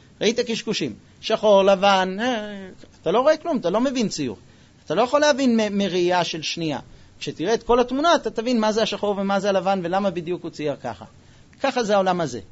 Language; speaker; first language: Hebrew; non-native, fluent; English